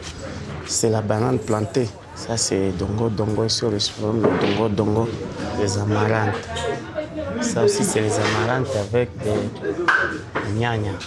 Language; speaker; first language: French; non-native, local second language; Swahili